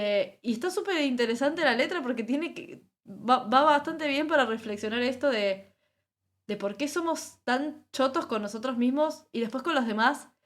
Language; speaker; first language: Spanish; native; Spanish